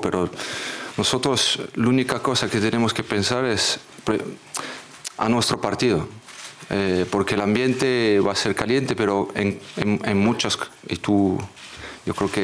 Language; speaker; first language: Spanish; non-native, fluent; French